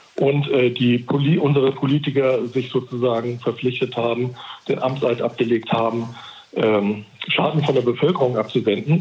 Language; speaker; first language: German; native; German